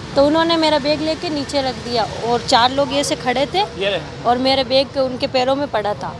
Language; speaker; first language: Hindi; native; Hindi